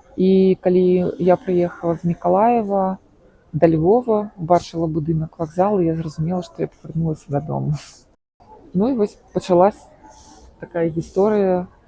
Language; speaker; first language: Belarusian; native; Belarusian